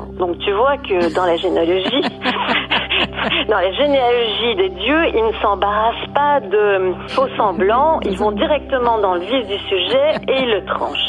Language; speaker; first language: French; native; French